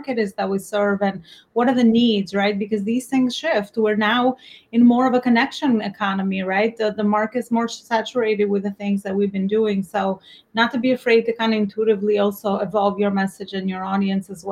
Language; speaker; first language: English; non-native, fluent; Albanian